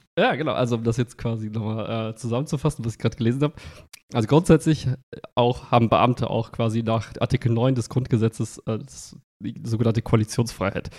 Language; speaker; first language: German; native; German